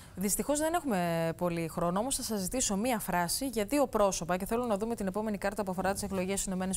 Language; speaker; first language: Greek; native; Greek